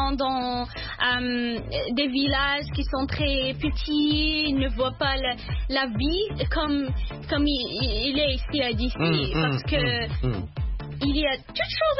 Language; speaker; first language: French; non-native, learner; Arabic